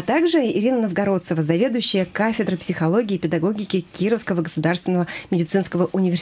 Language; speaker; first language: Russian; native; Russian